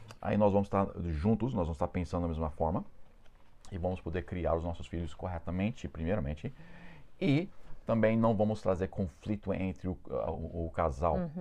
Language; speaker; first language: Portuguese; non-native, fluent; English